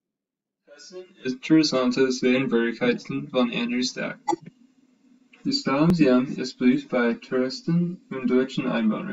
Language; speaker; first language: German; non-native, learner; English